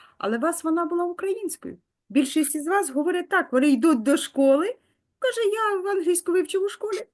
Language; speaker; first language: Ukrainian; native; Ukrainian